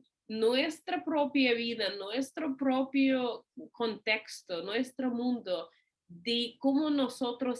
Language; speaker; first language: Spanish; non-native, fluent; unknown